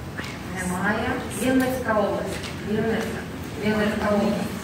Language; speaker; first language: Ukrainian; native; Ukrainian